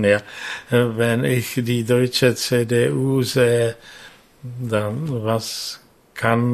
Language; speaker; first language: German; non-native, fluent; Czech